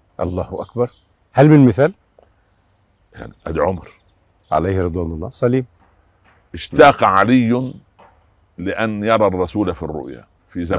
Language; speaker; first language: Arabic; native; Arabic